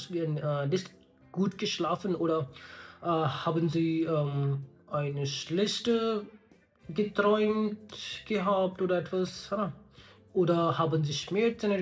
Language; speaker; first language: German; non-native, learner; Hindi